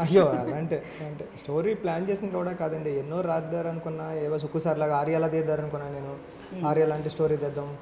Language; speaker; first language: Telugu; native; Telugu